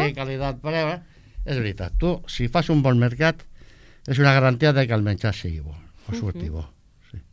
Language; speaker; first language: Catalan; non-native, local second language; Spanish